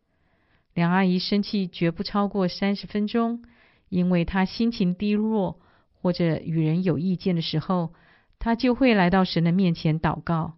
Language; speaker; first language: Chinese; native; Chinese